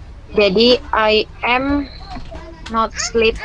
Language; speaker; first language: English; non-native, learner; Indonesian